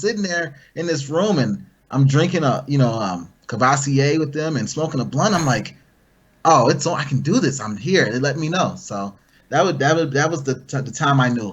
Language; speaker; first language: English; native; English